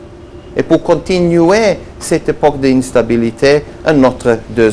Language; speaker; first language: French; non-native, learner; Hebrew